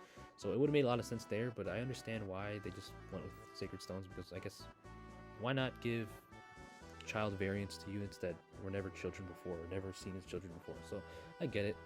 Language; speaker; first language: English; native; English